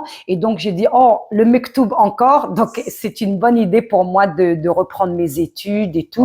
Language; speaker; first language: French; early bilingual, other home language; Arabic